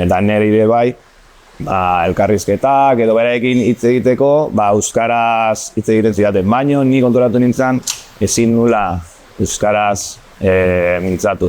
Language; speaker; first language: Basque; non-native, local second language; Spanish